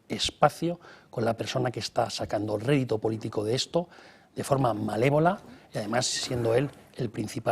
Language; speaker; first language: Spanish; native; Spanish